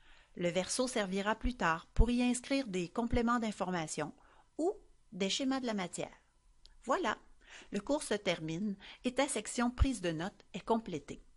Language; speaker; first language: French; native; French